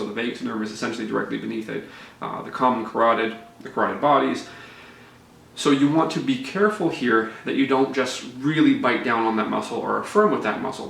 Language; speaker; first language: English; native; English